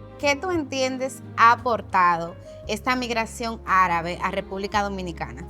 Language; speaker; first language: Spanish; native; Spanish